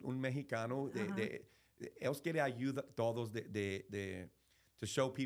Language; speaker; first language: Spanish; early bilingual, heritage; English